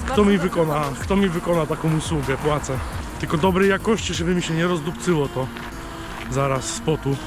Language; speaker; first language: Polish; native; Polish